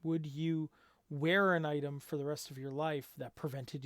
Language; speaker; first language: English; native; English